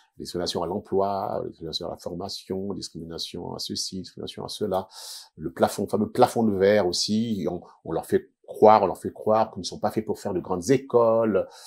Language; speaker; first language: French; native; French